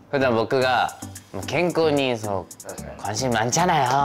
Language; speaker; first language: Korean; non-native, learner; Japanese